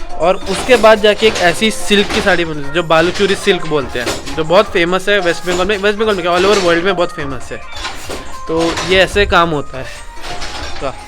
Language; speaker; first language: Hindi; non-native, local second language; Bangla